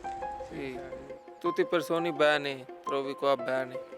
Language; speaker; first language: Italian; non-native, learner; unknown